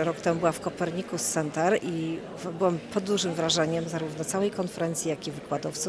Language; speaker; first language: Polish; native; Polish